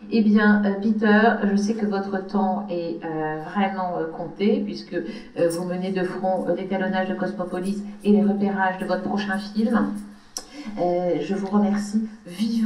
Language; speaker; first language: French; native; French